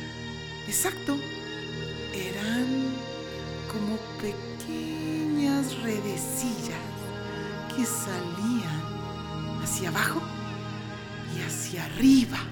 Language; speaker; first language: Spanish; native; Spanish